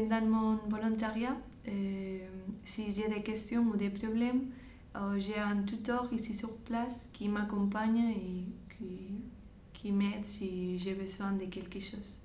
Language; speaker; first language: French; non-native, fluent; Spanish